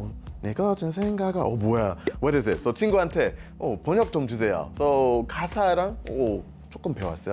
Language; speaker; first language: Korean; non-native, learner; English